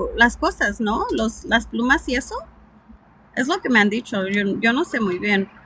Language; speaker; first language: Spanish; early bilingual, heritage; Spanish